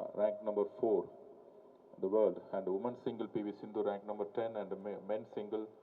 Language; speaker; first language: English; non-native, local second language; Tamil